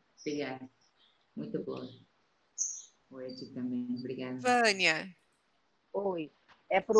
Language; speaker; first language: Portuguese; non-native, fluent; Spanish